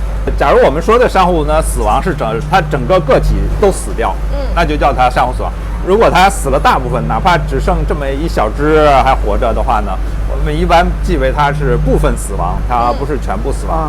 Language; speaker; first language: Chinese; native; Chinese